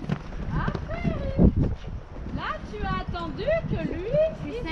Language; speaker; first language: French; native; French